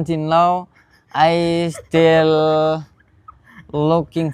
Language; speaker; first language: English; non-native, learner; Indonesian